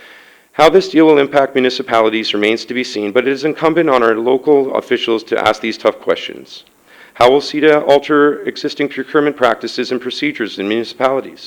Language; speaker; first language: English; native; English